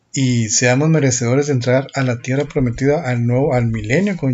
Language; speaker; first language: Spanish; native; Spanish